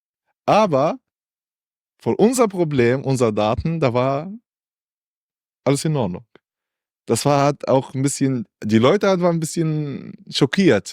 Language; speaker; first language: German; non-native, learner; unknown